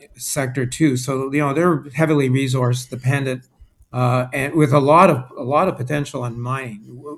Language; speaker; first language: English; native; English